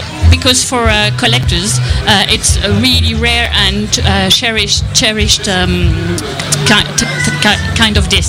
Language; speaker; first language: English; non-native, fluent; French